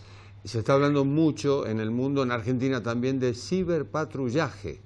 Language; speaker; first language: Spanish; native; Spanish